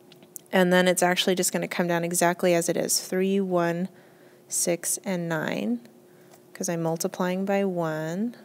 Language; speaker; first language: English; native; English